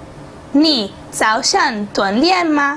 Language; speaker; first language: Chinese; non-native, fluent; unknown